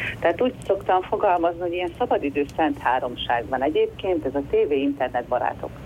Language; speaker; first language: Hungarian; native; Hungarian